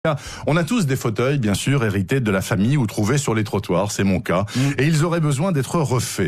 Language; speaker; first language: French; native; French